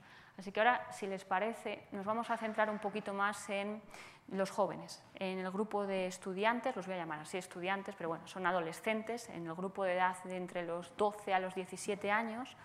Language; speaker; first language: Spanish; native; Spanish